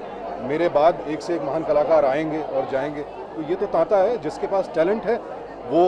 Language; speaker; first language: Hindi; native; Hindi